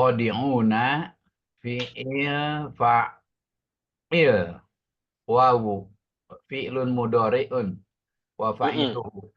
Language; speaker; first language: Arabic; non-native, learner; Indonesian